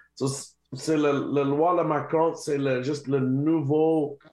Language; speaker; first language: French; non-native, learner; English